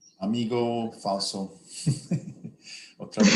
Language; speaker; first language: Spanish; non-native, learner; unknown